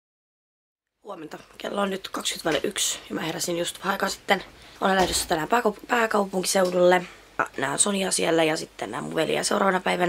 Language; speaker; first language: Finnish; native; Finnish